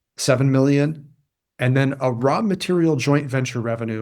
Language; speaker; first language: English; native; English